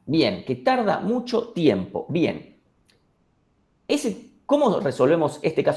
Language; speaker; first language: Spanish; native; Spanish